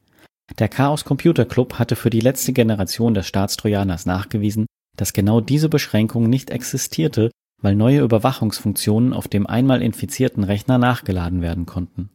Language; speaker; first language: German; native; German